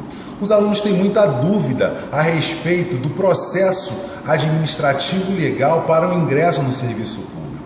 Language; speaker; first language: Portuguese; native; Portuguese